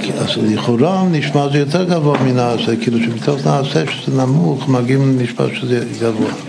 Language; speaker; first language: Hebrew; non-native, fluent; English